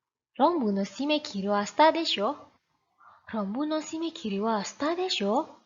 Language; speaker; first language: Japanese; non-native, fluent; Indonesian